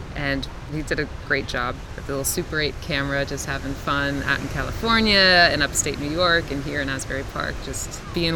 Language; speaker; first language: English; native; English